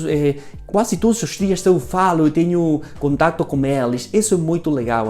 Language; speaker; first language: Portuguese; non-native, fluent; Spanish